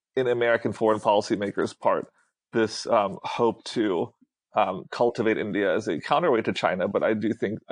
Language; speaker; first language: English; early bilingual, other home language; Hindi